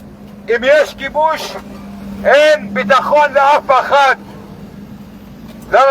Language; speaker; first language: Hebrew; non-native, local second language; Arabic